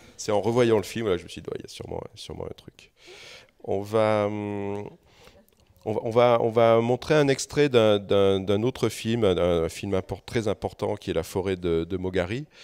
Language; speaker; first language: French; native; French